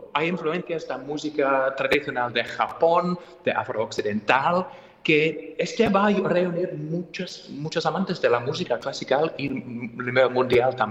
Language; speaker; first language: Spanish; non-native, fluent; English